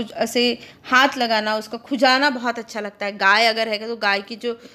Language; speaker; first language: Hindi; non-native, local second language; Marathi